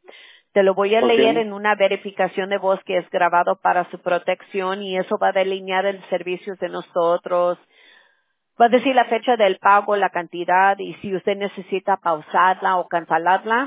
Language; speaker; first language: Spanish; early bilingual, heritage; Spanish